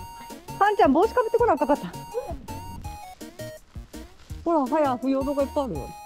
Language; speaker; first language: Japanese; native; Japanese